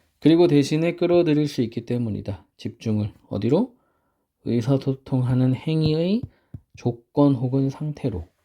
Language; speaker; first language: Korean; native; Korean